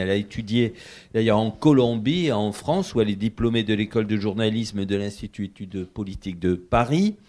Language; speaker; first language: French; native; French